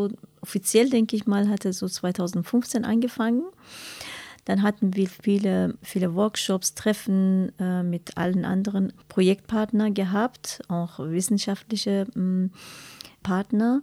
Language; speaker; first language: German; non-native, learner; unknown